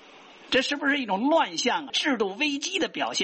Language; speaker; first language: Chinese; native; Chinese